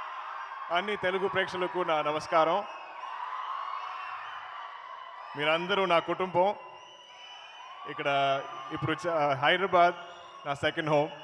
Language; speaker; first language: Telugu; non-native, learner; Malayalam